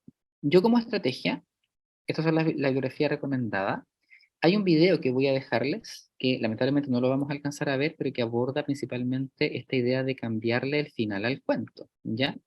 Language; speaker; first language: Spanish; native; Spanish